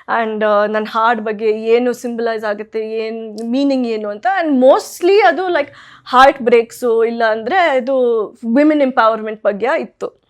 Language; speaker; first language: Kannada; early bilingual, heritage; Kannada